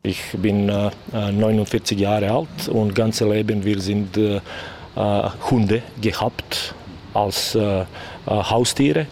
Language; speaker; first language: German; non-native, learner; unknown